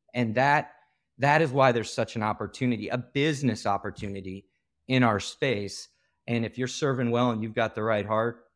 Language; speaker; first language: English; native; English